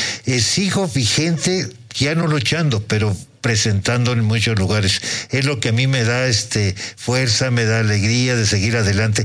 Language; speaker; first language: Spanish; native; Spanish